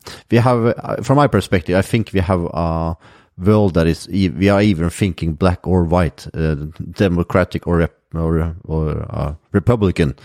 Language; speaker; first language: English; non-native, fluent; Norwegian